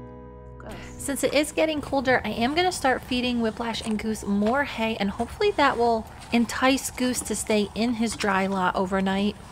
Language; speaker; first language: English; native; English